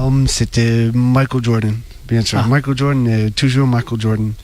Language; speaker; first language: French; non-native, learner; English